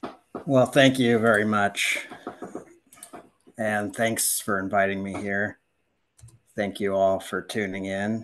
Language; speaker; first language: English; native; English